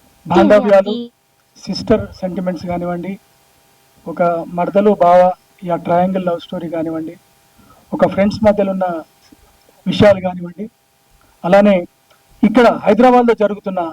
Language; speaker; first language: Telugu; native; Telugu